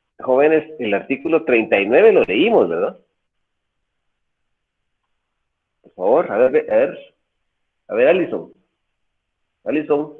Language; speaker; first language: Spanish; native; Spanish